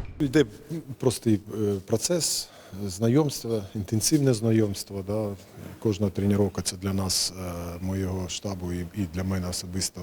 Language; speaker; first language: Ukrainian; non-native, local second language; Russian